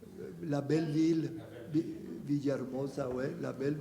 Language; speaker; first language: French; non-native, fluent; Spanish